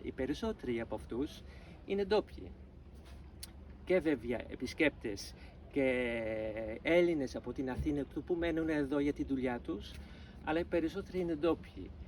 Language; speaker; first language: Greek; non-native, fluent; Dutch